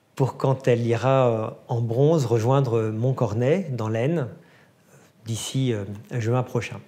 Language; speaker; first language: French; native; French